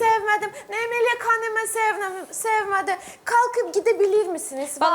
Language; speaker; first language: Turkish; non-native, learner; Russian